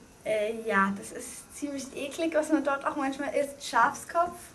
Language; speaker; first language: German; early bilingual, other home language; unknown